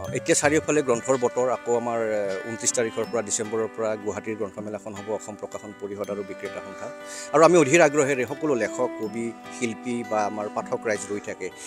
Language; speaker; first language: Assamese; native; Assamese